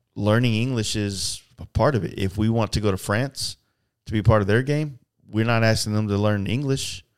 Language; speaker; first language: English; native; English